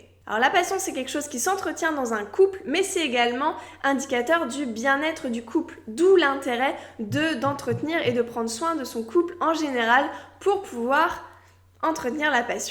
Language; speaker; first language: French; native; French